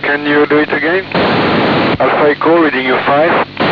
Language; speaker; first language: English; non-native, fluent; French